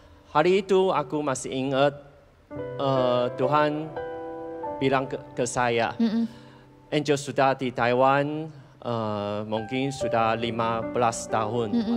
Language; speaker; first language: Indonesian; non-native, fluent; Chinese